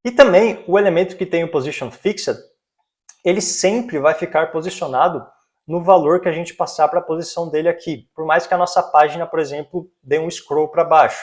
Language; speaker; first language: Portuguese; native; Portuguese